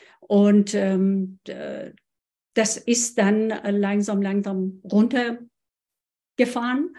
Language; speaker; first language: German; non-native, fluent; Persian